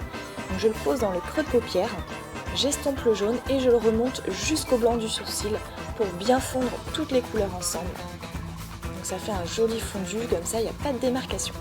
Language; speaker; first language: French; native; French